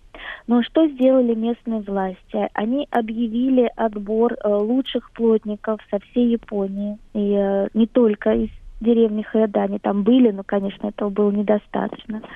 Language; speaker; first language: Russian; native; Russian